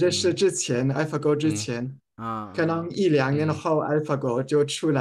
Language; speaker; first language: Chinese; non-native, fluent; German